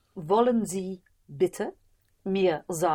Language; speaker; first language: German; non-native, learner; English